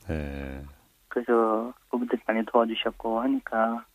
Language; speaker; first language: Korean; non-native, fluent; Nepali